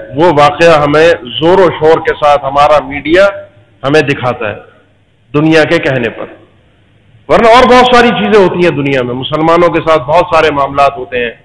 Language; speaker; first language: Urdu; native; Urdu